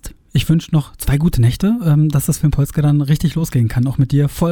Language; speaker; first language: German; native; German